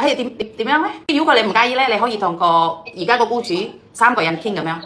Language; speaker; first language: Cantonese; non-native, fluent; Indonesian